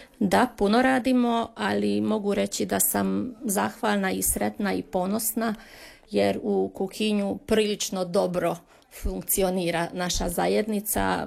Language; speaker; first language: Croatian; early bilingual, heritage; Croatian